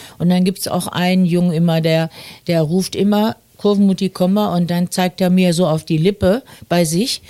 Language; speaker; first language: German; native; German